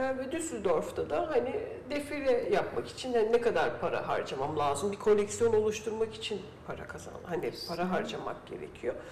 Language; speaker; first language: Turkish; early bilingual, heritage; Turkish